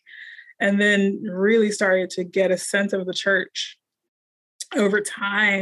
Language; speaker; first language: English; native; English